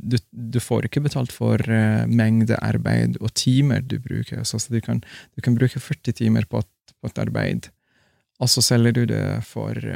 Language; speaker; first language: Swedish; non-native, fluent; Arabic